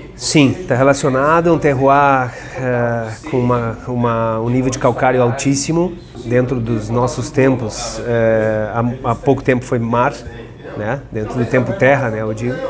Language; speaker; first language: Portuguese; non-native, fluent; Italian